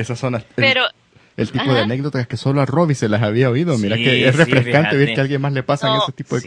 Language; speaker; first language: Spanish; native; Spanish